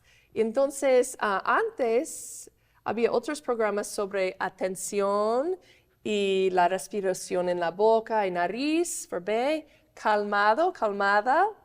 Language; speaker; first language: Spanish; non-native, fluent; English